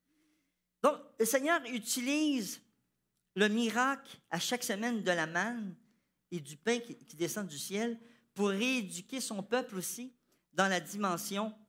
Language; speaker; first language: French; native; French